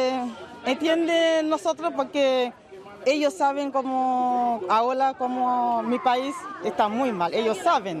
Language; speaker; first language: Spanish; non-native, learner; Haitian Creole